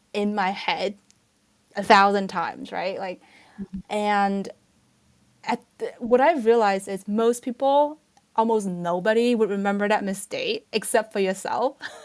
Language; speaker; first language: English; non-native, fluent; Chinese